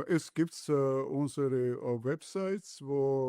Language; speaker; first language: German; non-native, learner; Georgian